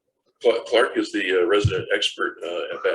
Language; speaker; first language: English; native; English